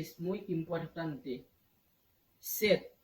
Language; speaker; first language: Spanish; non-native, fluent; Haitian Creole